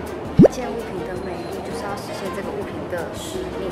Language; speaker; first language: Chinese; native; Chinese